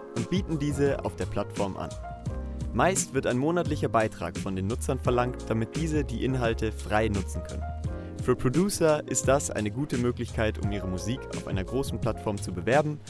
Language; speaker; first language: German; native; German